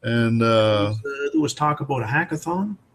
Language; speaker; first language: English; native; English